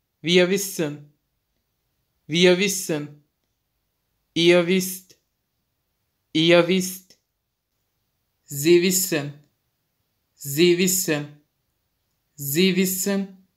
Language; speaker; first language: German; non-native, fluent; Turkish